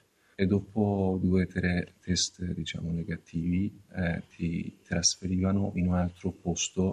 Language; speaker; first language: Italian; non-native, learner; Persian